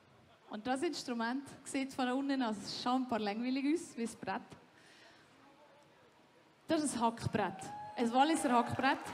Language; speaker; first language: German; native; German